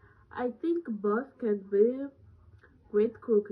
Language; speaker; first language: English; non-native, learner; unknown